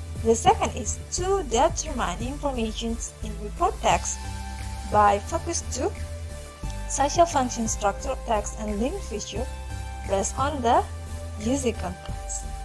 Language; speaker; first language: English; non-native, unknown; Indonesian